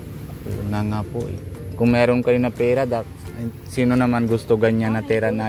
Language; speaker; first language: Filipino; non-native, local second language; Bikol